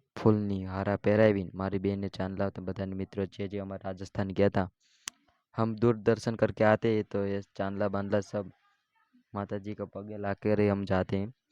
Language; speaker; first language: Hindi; non-native, local second language; Gujarati